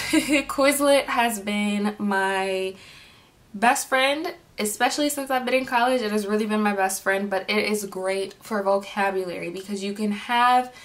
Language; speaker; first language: English; native; English